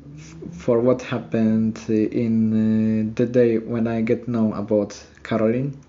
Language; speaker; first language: English; non-native, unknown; Polish